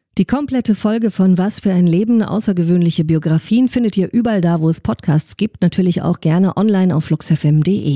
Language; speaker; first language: German; native; German